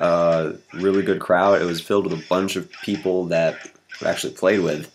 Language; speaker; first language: English; native; English